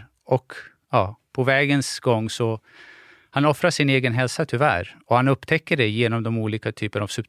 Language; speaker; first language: Swedish; early bilingual, other home language; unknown